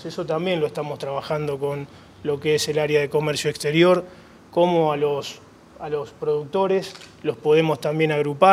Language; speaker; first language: Spanish; native; Spanish